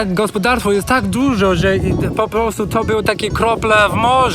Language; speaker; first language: Polish; non-native, learner; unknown